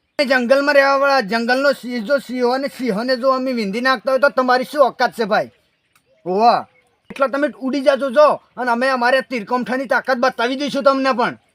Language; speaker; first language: Gujarati; non-native, local second language; Bhili